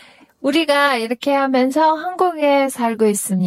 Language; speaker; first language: Korean; non-native, fluent; Kyrgyz